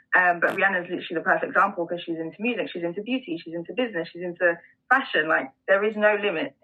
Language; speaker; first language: English; native; English